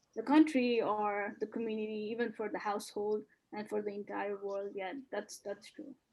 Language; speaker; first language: English; non-native, fluent; Nepali